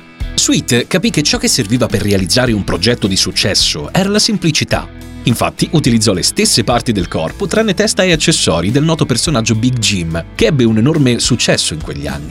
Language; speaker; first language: Italian; native; Italian